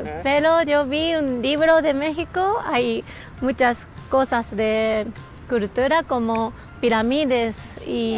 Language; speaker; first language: Spanish; non-native, learner; Japanese